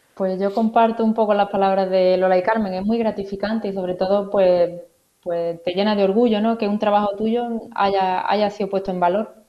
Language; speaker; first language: Spanish; native; Spanish